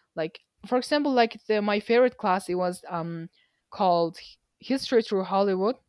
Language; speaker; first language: English; non-native, fluent; Mongolian